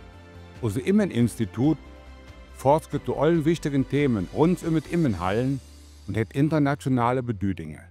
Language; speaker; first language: German; native; German